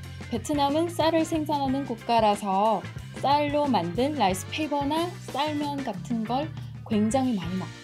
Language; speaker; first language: Korean; non-native, fluent; Vietnamese